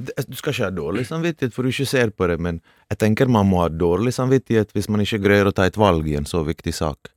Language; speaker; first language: Norwegian; early bilingual, other home language; Bosnian